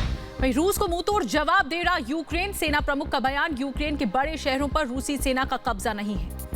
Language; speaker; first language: Hindi; native; Hindi